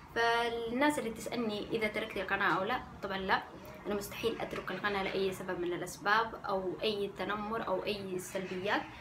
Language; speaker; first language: Arabic; early bilingual, other home language; Korean